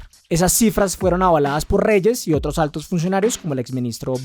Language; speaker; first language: Spanish; native; Spanish